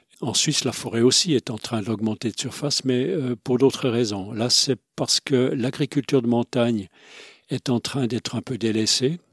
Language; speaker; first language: French; non-native, local second language; Swiss German